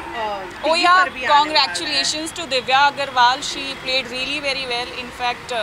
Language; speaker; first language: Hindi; native; Hindi